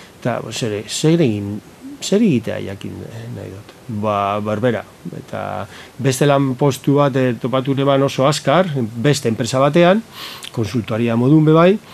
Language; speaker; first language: Basque; non-native, local second language; Spanish